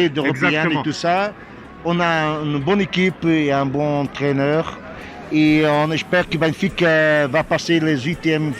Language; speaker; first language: French; non-native, learner; Portuguese